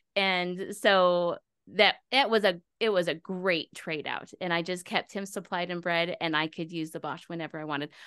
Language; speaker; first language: English; native; English